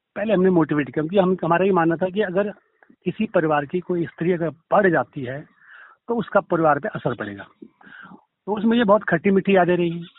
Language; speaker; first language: Hindi; native; Hindi